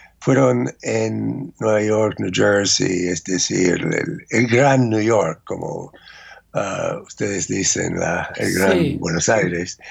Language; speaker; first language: Spanish; non-native, fluent; English